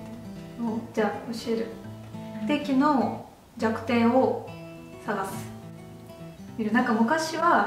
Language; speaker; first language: Japanese; non-native, fluent; Russian